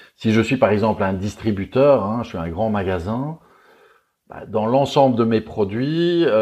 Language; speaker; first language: French; native; French